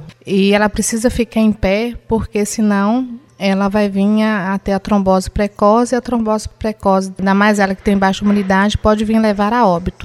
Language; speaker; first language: Portuguese; native; Portuguese